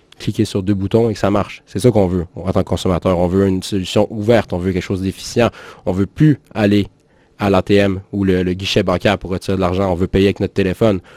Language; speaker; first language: French; native; French